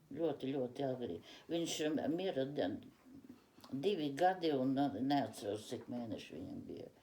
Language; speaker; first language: Latvian; early bilingual, other home language; Russian